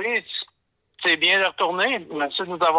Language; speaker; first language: French; non-native, fluent; English